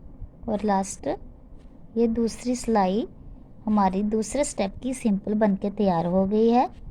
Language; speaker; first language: Hindi; non-native, local second language; Punjabi